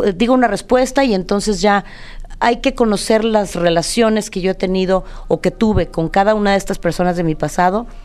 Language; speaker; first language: Spanish; native; Spanish